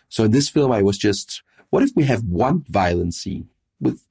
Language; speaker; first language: English; non-native, fluent; Danish